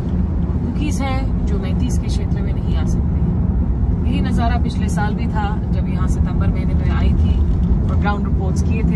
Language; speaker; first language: Hindi; native; Hindi